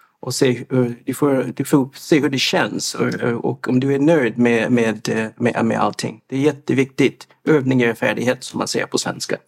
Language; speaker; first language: Swedish; non-native, fluent; English